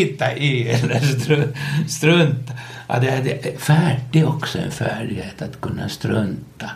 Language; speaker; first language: Swedish; non-native, local second language; Finnish